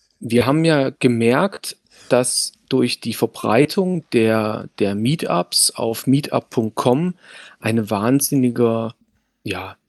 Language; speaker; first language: German; native; German